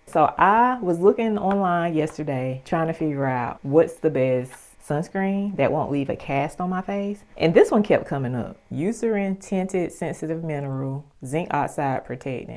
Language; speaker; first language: English; native; English